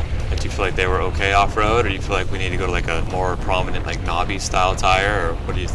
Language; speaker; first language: English; native; English